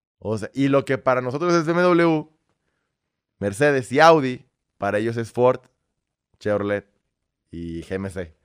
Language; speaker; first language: Spanish; early bilingual, other home language; Russian